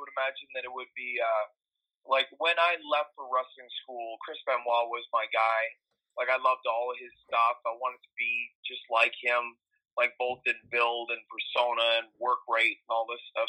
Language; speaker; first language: English; native; English